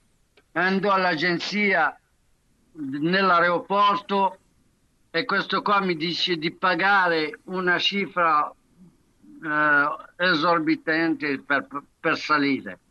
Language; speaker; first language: Italian; non-native, fluent; Arabic